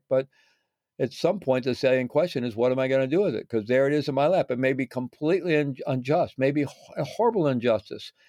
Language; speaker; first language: English; native; English